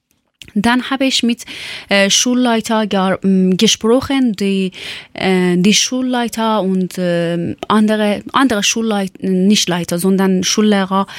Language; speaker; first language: German; non-native, learner; Persian